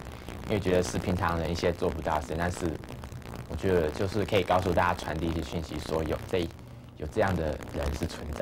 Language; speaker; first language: Chinese; native; Chinese